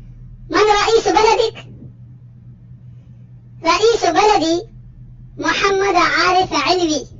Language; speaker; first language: Arabic; non-native, fluent; Urdu